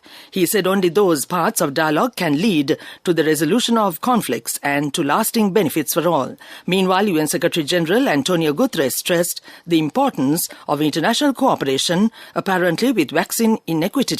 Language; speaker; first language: English; non-native, local second language; Sinhala